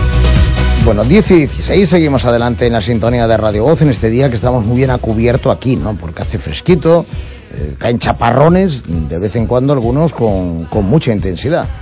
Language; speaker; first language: Spanish; native; Spanish